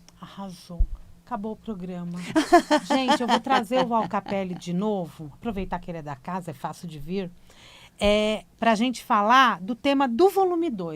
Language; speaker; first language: Portuguese; native; Portuguese